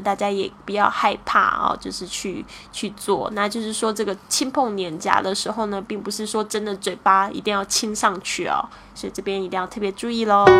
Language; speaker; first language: Chinese; native; Chinese